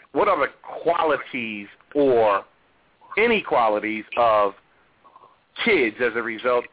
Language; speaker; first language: English; native; English